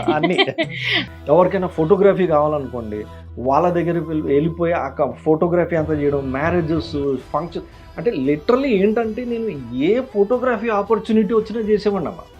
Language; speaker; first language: Telugu; native; Telugu